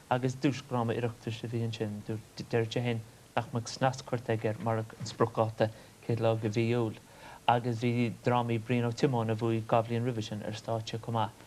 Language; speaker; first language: Irish; native; Irish